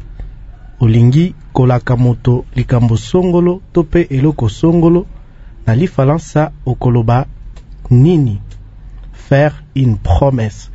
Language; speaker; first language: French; non-native, local second language; Lingala